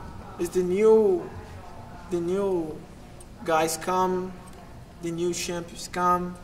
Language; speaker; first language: English; non-native, learner; Portuguese